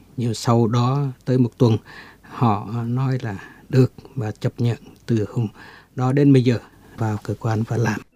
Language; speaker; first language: Vietnamese; non-native, local second language; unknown